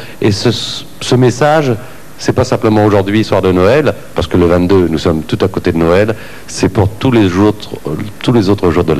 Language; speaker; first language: French; native; French